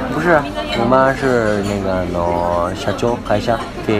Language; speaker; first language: Chinese; early bilingual, heritage; Japanese